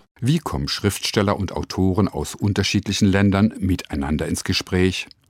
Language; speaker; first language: German; native; German